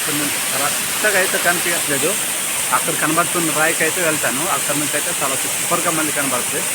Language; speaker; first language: Telugu; non-native, local second language; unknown